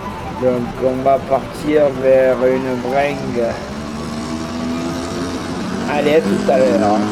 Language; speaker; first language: French; native; French